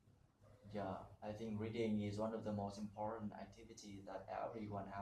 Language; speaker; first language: English; non-native, learner; Vietnamese